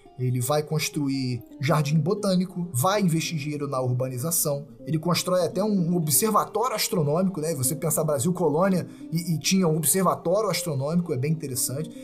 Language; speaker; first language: Portuguese; native; Portuguese